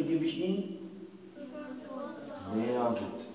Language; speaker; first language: German; non-native, fluent; Arabic